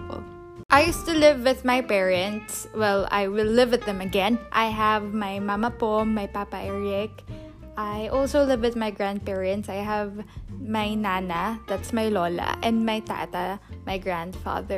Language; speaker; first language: English; non-native, local second language; Bikol